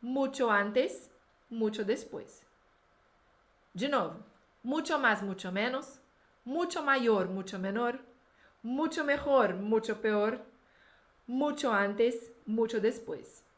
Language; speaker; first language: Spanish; non-native, fluent; Portuguese